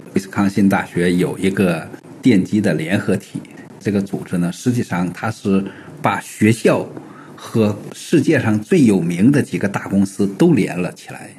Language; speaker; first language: Chinese; native; Chinese